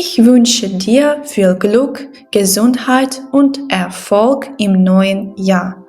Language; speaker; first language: German; non-native, fluent; Ukrainian